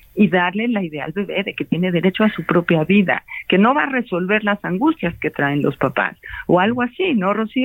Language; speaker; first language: Spanish; native; Spanish